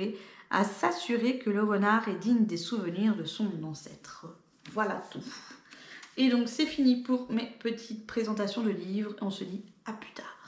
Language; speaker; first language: French; native; French